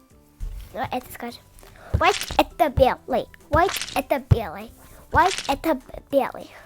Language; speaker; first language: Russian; early bilingual, heritage; Russian